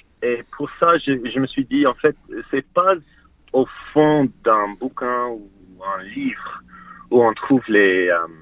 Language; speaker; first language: French; non-native, learner; English